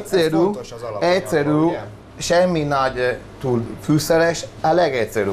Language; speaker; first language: Hungarian; non-native, learner; Italian